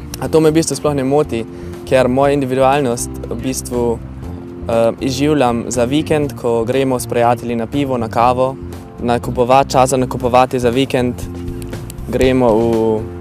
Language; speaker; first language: Slovenian; native; Slovenian